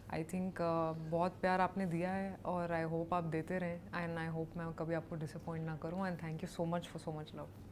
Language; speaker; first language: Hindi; native; Hindi